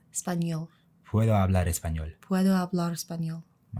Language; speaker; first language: Spanish; non-native, fluent; Mongolian